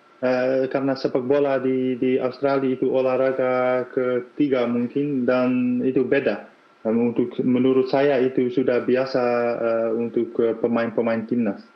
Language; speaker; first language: Indonesian; non-native, fluent; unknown